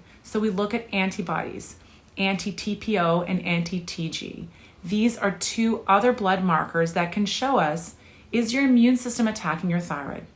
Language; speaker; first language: English; native; English